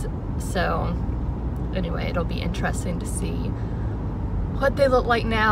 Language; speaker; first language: English; native; English